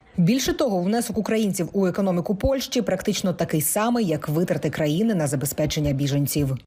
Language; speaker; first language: Ukrainian; native; Ukrainian